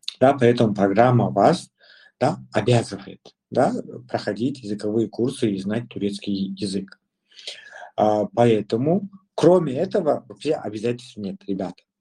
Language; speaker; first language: Russian; non-native, local second language; Kazakh